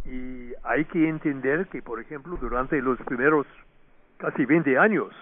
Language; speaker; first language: Spanish; non-native, fluent; English